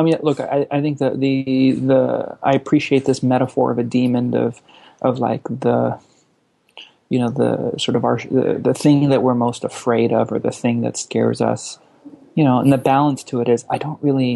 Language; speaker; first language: English; native; English